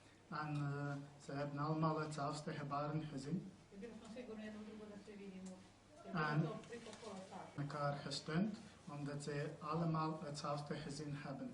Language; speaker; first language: Dutch; non-native, fluent; Croatian